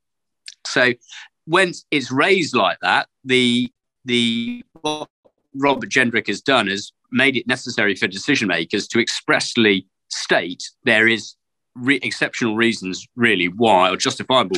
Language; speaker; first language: English; native; English